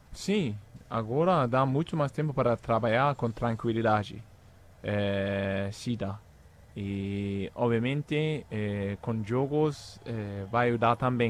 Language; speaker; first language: Portuguese; non-native, fluent; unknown